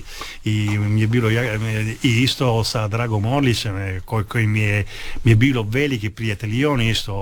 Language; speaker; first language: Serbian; early bilingual, heritage; Italian